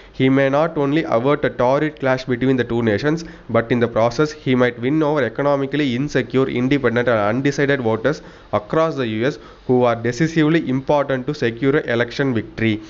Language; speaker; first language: English; non-native, local second language; Tamil